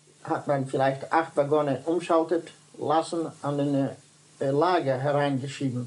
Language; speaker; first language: German; non-native, learner; Dutch